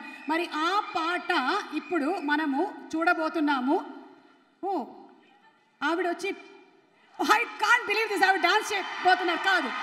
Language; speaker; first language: Telugu; native; Telugu